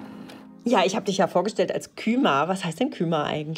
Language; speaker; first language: German; native; German